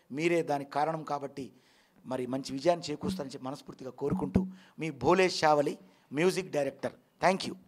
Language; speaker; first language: Telugu; non-native, local second language; Lambadi